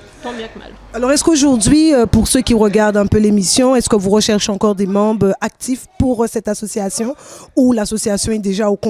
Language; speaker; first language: French; native; French